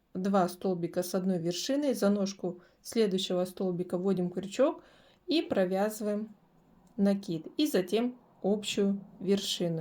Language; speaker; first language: Russian; native; Russian